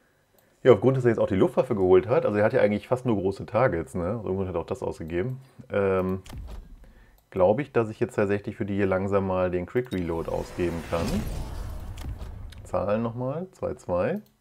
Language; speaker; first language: German; native; German